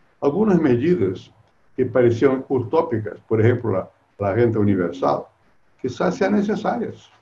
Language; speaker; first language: Spanish; non-native, fluent; Portuguese